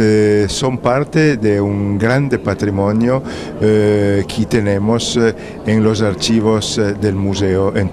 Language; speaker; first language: Spanish; non-native, fluent; Italian